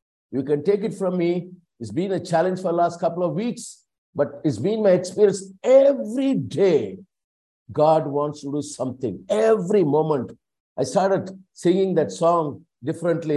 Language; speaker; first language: English; non-native, local second language; Tamil